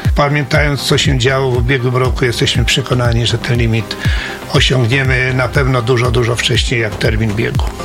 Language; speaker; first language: Polish; native; Polish